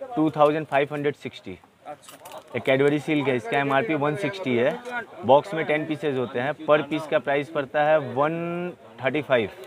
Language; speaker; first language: Hindi; native; Hindi